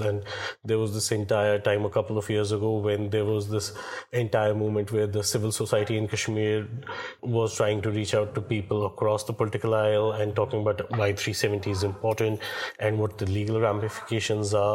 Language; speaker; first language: English; non-native, local second language; Kashmiri